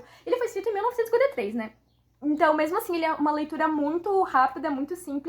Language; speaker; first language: Portuguese; native; Portuguese